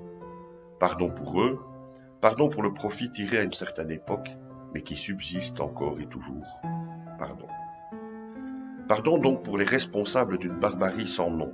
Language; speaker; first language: French; native; French